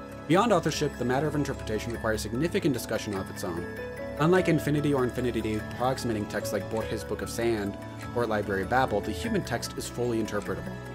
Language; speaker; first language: English; native; English